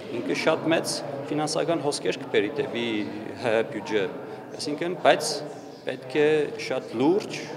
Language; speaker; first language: Armenian; native; Armenian